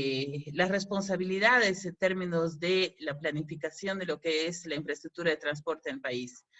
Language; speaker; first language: Spanish; native; Spanish